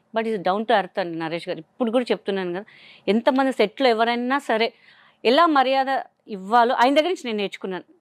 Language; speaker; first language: Telugu; non-native, local second language; Hindi